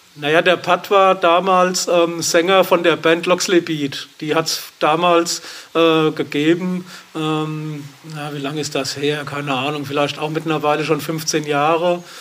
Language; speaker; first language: German; native; German